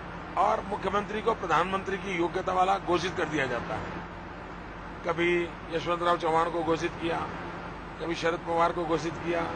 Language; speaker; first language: Hindi; non-native, local second language; Gujarati